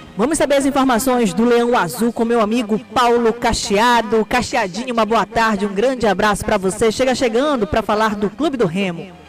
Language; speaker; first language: Portuguese; native; Portuguese